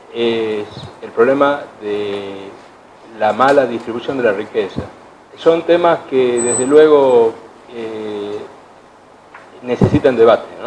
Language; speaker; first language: Spanish; native; Spanish